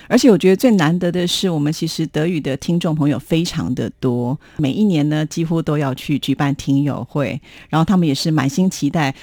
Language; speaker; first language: Chinese; native; Chinese